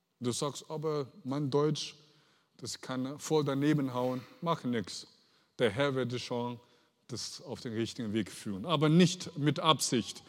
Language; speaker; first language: German; non-native, fluent; Chinese